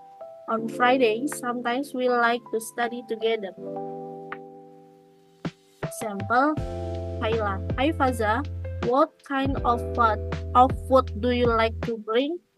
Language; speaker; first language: English; non-native, learner; Indonesian